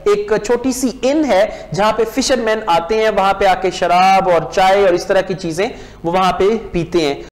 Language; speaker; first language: Urdu; non-native, local second language; Punjabi